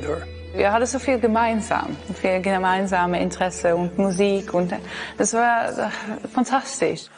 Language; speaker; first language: German; non-native, learner; Dutch